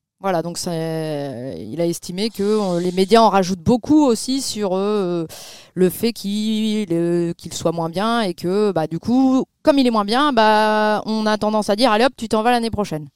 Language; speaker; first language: French; native; French